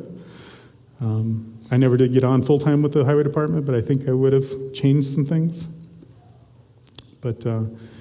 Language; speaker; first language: English; native; English